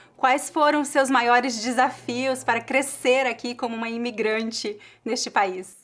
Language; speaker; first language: Portuguese; native; Portuguese